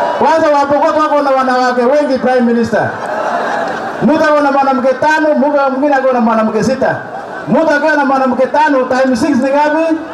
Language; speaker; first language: Swahili; non-native, local second language; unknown